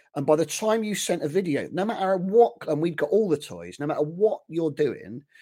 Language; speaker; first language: English; native; English